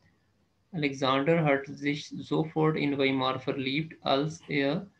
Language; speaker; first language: German; non-native, fluent; Urdu